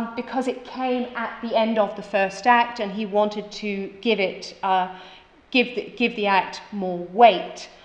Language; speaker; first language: English; native; English